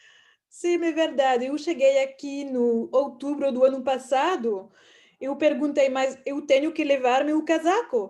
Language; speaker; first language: Portuguese; non-native, fluent; French